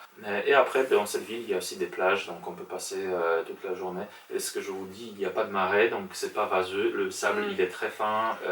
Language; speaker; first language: French; non-native, fluent; Polish